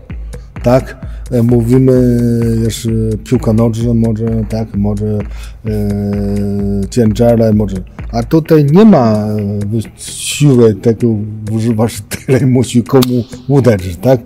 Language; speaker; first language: Polish; non-native, learner; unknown